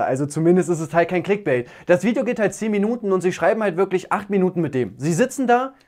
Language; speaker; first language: German; native; German